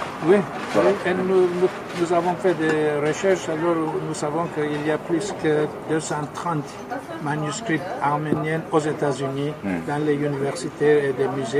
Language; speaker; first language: French; non-native, fluent; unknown